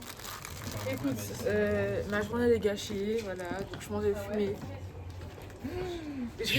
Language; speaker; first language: French; native; French